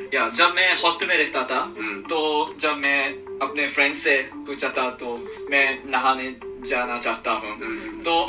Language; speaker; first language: Hindi; non-native, fluent; Japanese